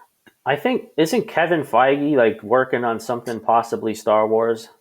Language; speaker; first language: English; native; English